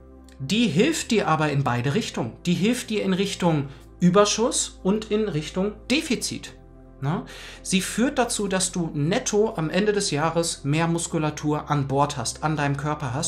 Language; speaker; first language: German; native; German